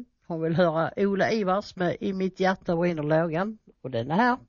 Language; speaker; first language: Swedish; native; Swedish